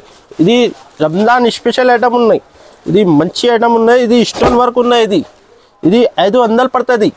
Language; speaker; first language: Telugu; non-native, local second language; Urdu